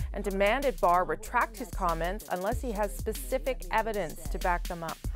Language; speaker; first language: English; native; English